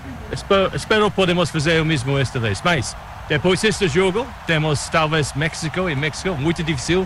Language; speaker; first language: Portuguese; non-native, learner; English